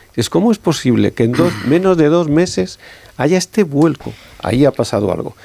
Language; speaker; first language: Spanish; native; Spanish